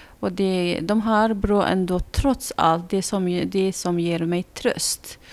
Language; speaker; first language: Swedish; non-native, fluent; Arabic